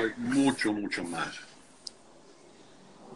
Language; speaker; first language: Spanish; non-native, fluent; English